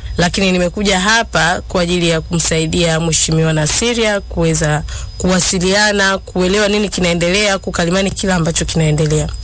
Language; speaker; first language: Swahili; non-native, local second language; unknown